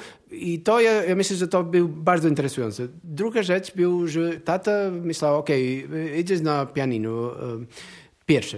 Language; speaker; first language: Polish; non-native, learner; Portuguese